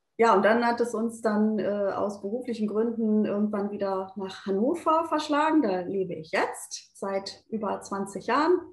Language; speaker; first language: German; early bilingual, other home language; Turkish